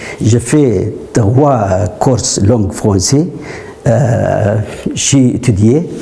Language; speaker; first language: French; non-native, learner; Arabic